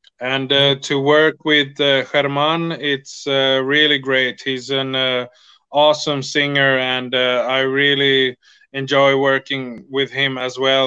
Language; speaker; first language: English; non-native, fluent; Swedish